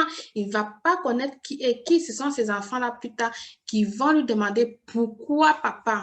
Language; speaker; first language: French; native; French